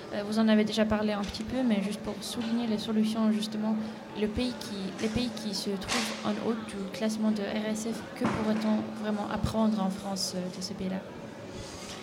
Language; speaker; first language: French; non-native, fluent; Estonian